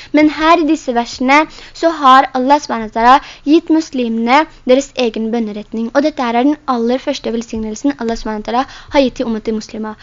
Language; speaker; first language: Norwegian; early bilingual, other home language; Urdu